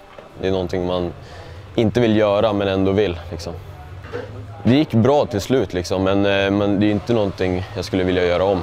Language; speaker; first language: Swedish; native; Swedish